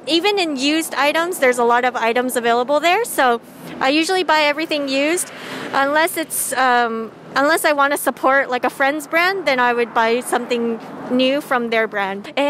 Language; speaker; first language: English; native; English